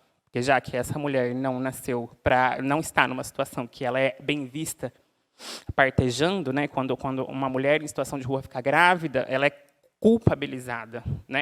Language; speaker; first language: Portuguese; native; Portuguese